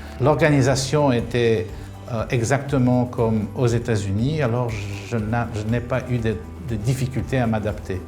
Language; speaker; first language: French; non-native, fluent; Romanian